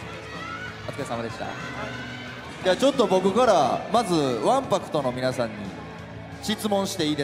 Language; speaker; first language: Japanese; native; Japanese